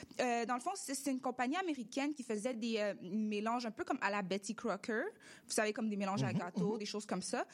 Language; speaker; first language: French; early bilingual, other home language; Russian